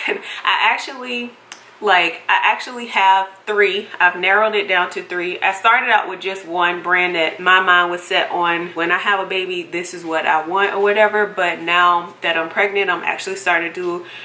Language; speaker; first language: English; native; English